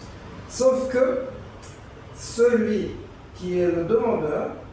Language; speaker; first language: French; native; French